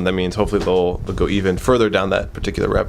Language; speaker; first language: English; native; English